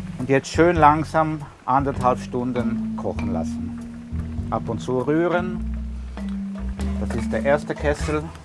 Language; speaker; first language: German; non-native, local second language; Italian